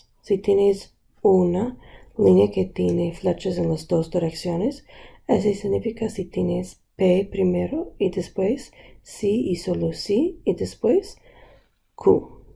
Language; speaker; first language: Spanish; non-native, local second language; English